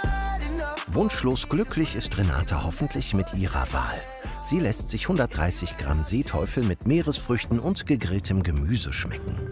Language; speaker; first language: German; native; German